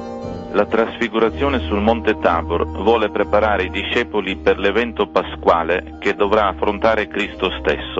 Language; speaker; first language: Italian; native; Italian